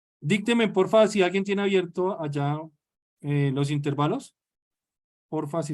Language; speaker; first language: Spanish; native; Spanish